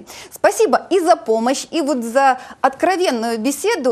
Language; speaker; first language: Russian; native; Russian